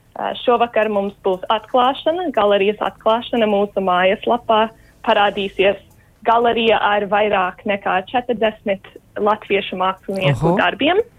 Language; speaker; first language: Latvian; early bilingual, heritage; Latvian